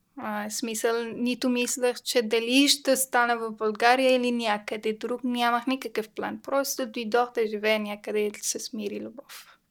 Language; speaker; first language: Bulgarian; non-native, learner; Persian